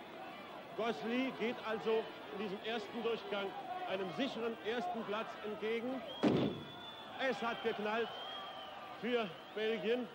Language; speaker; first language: German; native; German